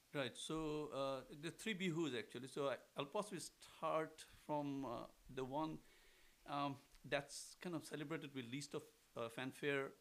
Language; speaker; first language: English; non-native, local second language; Assamese